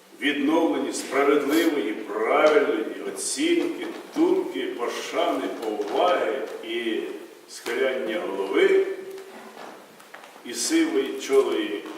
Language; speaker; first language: Ukrainian; native; Ukrainian